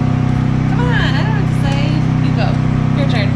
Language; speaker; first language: English; native; English